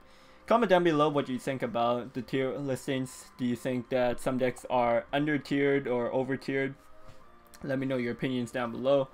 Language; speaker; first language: English; native; English